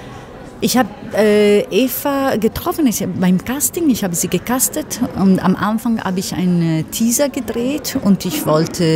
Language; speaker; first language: German; non-native, fluent; Italian